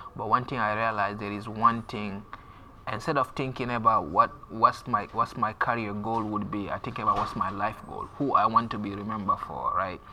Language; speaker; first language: English; non-native, fluent; French